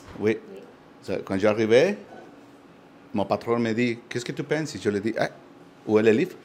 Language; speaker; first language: French; non-native, learner; Spanish